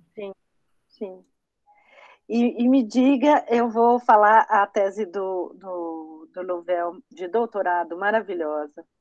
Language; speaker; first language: Portuguese; native; Portuguese